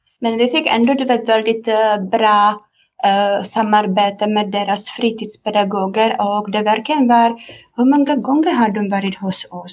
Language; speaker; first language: Swedish; non-native, fluent; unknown